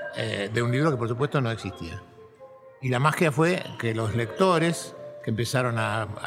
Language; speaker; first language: Spanish; native; Spanish